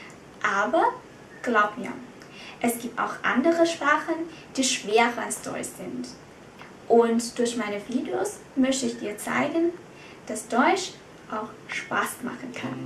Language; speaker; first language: German; non-native, fluent; Vietnamese